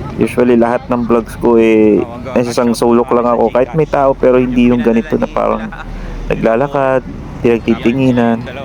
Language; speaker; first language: Filipino; native; Filipino